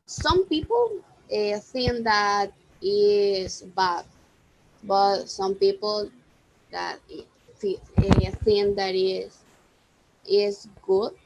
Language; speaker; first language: English; non-native, learner; Spanish